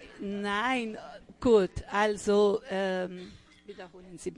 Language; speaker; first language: German; non-native, fluent; Portuguese